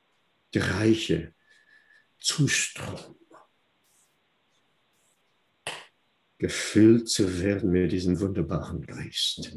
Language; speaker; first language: German; non-native, fluent; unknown